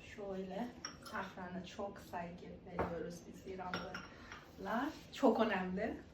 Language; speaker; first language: Turkish; non-native, learner; Persian